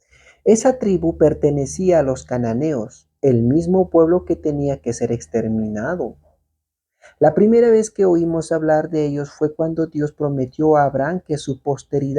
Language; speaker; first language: Spanish; native; Spanish